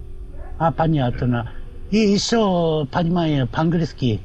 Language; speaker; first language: Russian; non-native, learner; Japanese